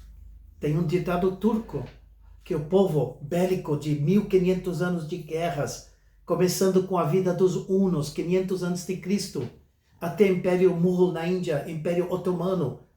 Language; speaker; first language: Portuguese; non-native, fluent; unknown